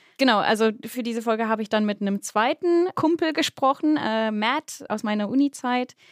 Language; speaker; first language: German; non-native, fluent; English